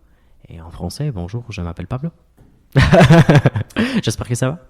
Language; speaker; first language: French; non-native, fluent; Spanish